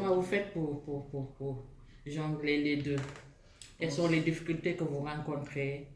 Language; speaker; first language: French; non-native, local second language; Wolof